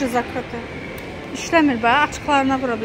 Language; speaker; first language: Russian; non-native, learner; Azerbaijani